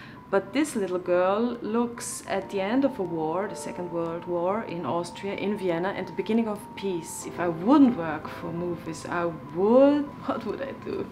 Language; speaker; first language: English; non-native, fluent; German